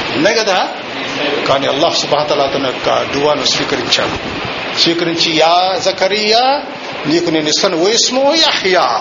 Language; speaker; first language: Telugu; non-native, local second language; Urdu